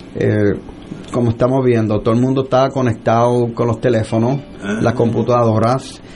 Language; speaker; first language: Spanish; early bilingual, heritage; Spanish